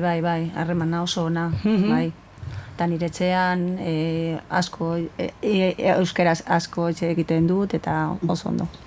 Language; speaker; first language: Basque; non-native, local second language; Spanish